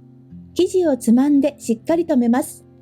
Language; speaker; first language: Japanese; native; Japanese